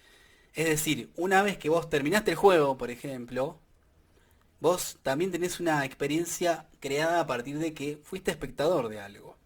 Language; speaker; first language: Spanish; native; Spanish